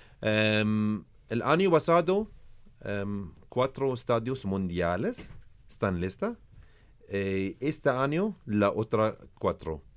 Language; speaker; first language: Spanish; non-native, learner; Arabic